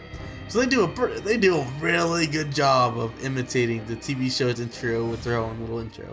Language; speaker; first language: English; native; English